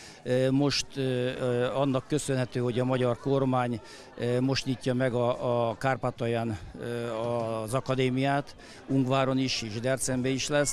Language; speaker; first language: Hungarian; non-native, local second language; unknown